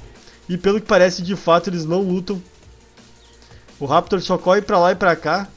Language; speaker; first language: Portuguese; native; Portuguese